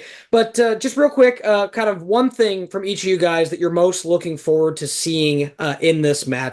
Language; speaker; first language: English; native; English